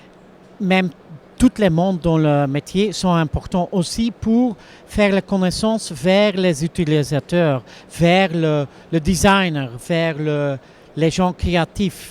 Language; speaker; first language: French; non-native, local second language; Dutch